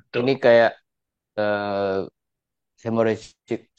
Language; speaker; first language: Indonesian; native; Indonesian